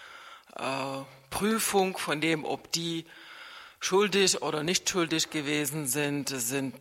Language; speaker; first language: German; non-native, fluent; Czech